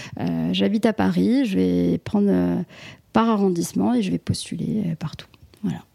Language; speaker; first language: French; non-native, local second language; Arabic